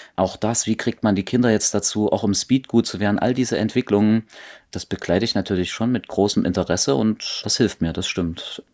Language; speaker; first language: German; native; German